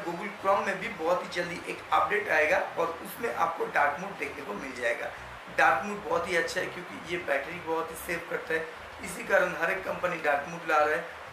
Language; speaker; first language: Hindi; non-native, local second language; Bangla